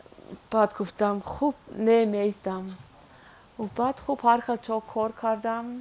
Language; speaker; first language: Persian; non-native, learner; Swiss German